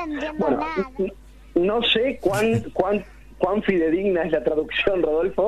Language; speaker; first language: Spanish; native; Spanish